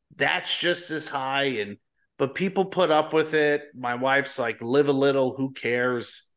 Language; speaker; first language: English; native; English